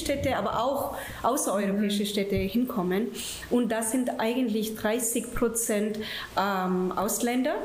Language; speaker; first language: German; non-native, fluent; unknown